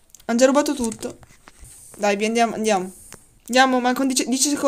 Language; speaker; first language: Italian; native; Italian